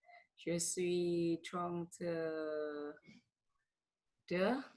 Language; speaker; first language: French; non-native, learner; Vietnamese